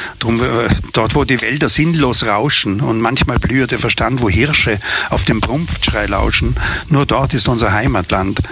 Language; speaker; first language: German; native; German